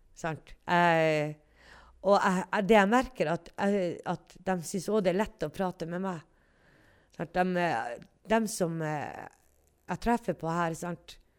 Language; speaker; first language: Norwegian; native; Norwegian